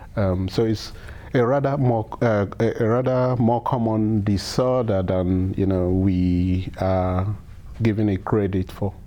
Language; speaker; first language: English; non-native, local second language; Igbo